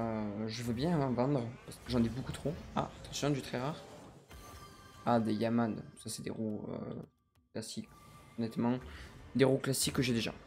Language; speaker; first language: French; native; French